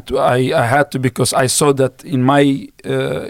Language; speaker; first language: English; non-native, fluent; Swedish